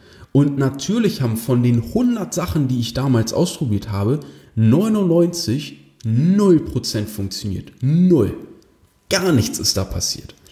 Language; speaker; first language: German; native; German